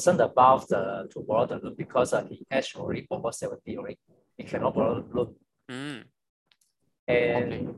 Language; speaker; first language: English; non-native, local second language; Chinese